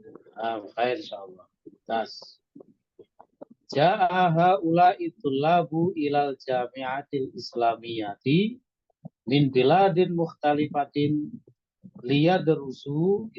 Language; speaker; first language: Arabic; non-native, fluent; Indonesian